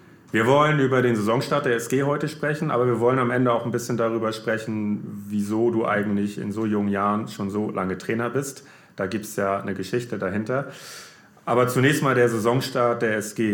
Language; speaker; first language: German; native; German